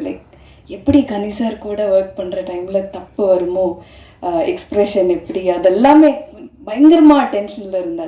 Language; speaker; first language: Tamil; non-native, fluent; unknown